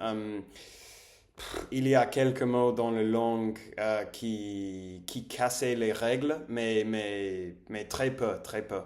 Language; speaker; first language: French; non-native, learner; English